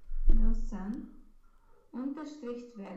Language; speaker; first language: German; non-native, learner; Romanian